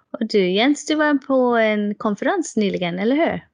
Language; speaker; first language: Swedish; non-native, fluent; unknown